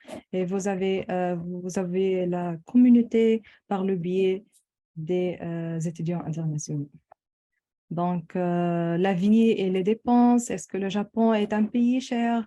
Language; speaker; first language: French; non-native, local second language; Arabic